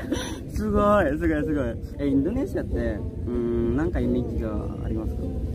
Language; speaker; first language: Japanese; non-native, learner; Indonesian